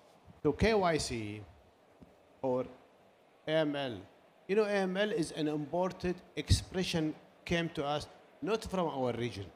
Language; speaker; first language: English; non-native, learner; Arabic